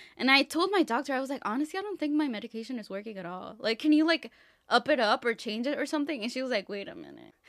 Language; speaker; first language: English; non-native, fluent; Spanish